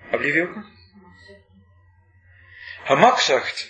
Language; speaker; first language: Dutch; native; Dutch